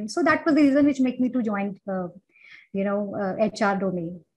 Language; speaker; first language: English; non-native, local second language; Hindi